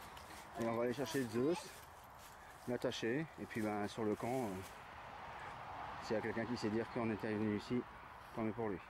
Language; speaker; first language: French; native; French